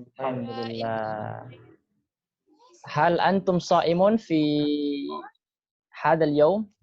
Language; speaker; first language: Arabic; non-native, fluent; Indonesian